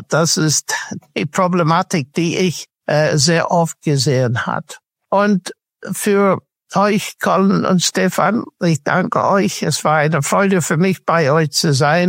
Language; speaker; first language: German; non-native, fluent; English